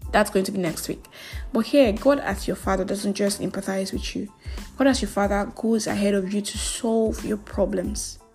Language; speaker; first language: English; non-native, local second language; Igbo